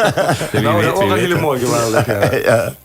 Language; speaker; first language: Dutch; native; Dutch